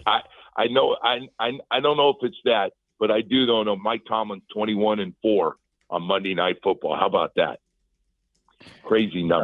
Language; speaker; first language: English; native; English